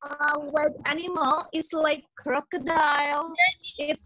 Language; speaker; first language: English; non-native, learner; Indonesian